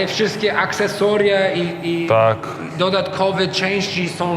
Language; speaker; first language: Polish; non-native, learner; English